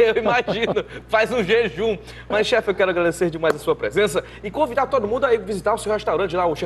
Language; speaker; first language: Portuguese; native; Portuguese